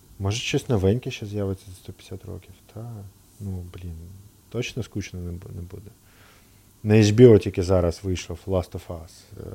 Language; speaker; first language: Ukrainian; native; Ukrainian